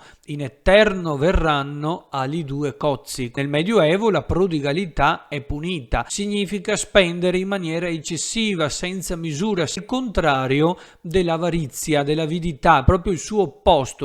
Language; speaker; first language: Italian; native; Italian